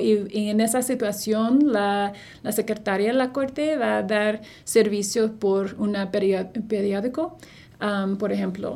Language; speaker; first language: Spanish; non-native, fluent; English